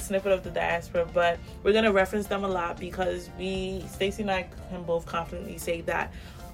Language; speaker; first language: English; native; English